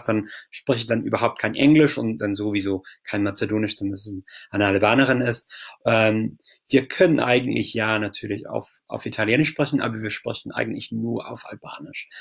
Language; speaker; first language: German; non-native, fluent; English